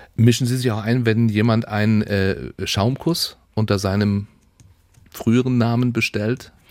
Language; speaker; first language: German; native; German